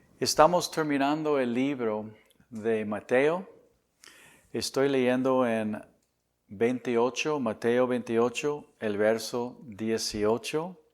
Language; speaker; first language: Spanish; non-native, fluent; English